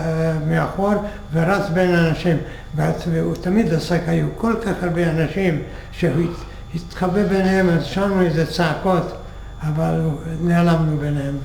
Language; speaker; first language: Hebrew; non-native, fluent; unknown